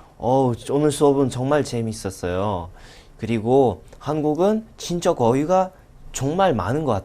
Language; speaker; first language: Korean; non-native, fluent; Russian